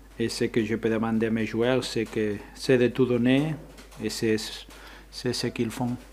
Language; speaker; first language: French; non-native, fluent; Spanish